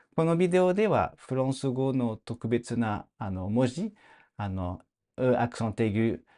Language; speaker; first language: Japanese; non-native, fluent; French